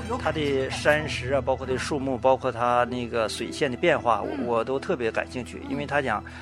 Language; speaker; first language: Chinese; native; Chinese